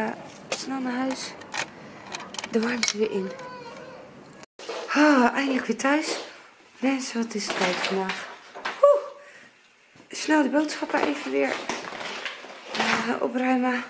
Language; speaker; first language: Dutch; native; Dutch